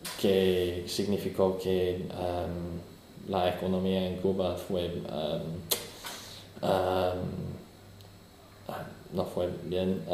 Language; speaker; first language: Spanish; non-native, learner; English